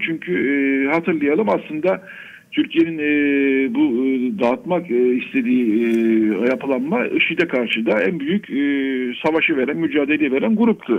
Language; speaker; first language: Turkish; native; Turkish